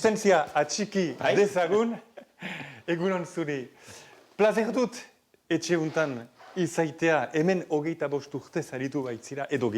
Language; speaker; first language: Basque; native; Basque